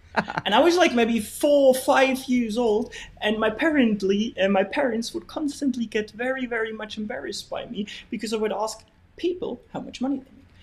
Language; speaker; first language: English; non-native, fluent; German